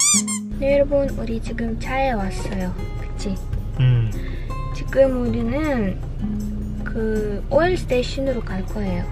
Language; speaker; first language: Korean; non-native, learner; Russian